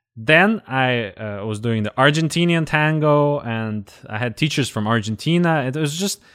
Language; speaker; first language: English; non-native, fluent; Russian